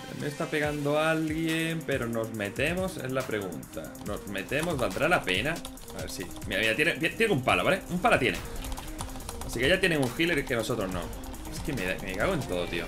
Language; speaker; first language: Spanish; native; Spanish